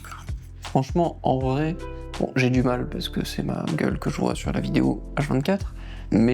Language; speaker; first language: French; native; French